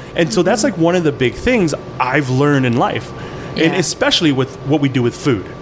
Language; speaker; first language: English; early bilingual, other home language; Hmong